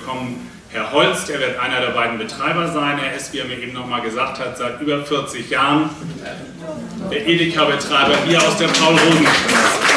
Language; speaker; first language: German; native; German